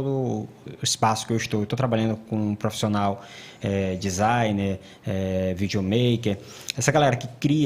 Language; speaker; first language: Portuguese; native; Portuguese